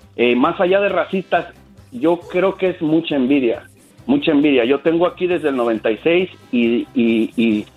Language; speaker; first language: Spanish; native; Spanish